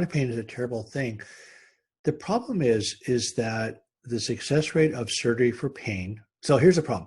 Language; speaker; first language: English; native; English